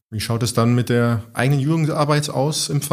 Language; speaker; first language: German; native; German